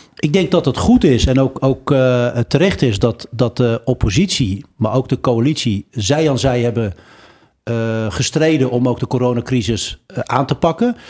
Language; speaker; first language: Dutch; early bilingual, other home language; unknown